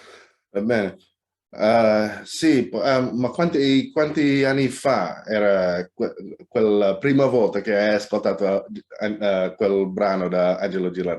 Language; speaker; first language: Italian; non-native, fluent; Indonesian